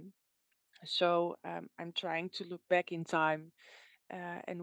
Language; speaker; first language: English; non-native, fluent; Dutch